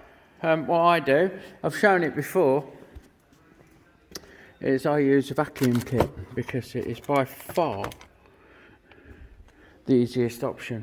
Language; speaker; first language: English; native; English